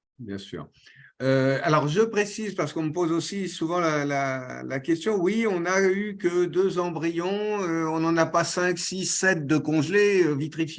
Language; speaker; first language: French; native; French